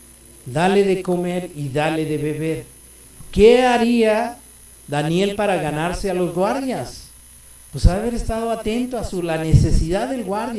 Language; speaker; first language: Spanish; native; Spanish